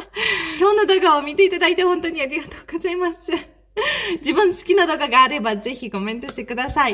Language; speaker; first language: Japanese; non-native, fluent; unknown